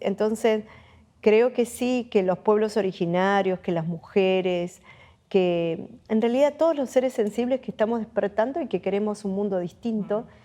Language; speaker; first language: Spanish; native; Spanish